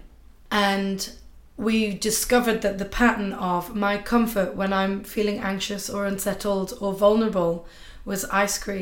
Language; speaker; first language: English; native; English